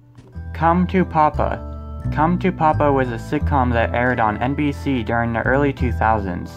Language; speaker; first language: English; native; English